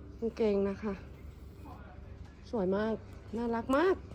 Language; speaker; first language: Thai; native; Thai